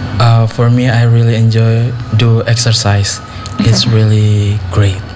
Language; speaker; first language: English; non-native, learner; Indonesian